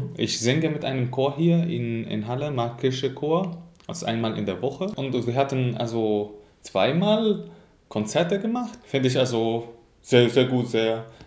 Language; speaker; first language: German; non-native, fluent; Arabic